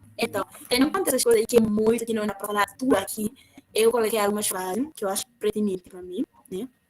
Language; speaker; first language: Portuguese; non-native, local second language; Upper Guinea Crioulo